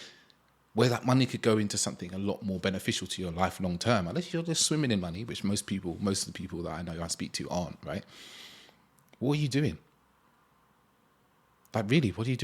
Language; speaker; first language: English; native; English